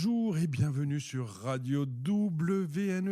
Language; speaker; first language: French; native; French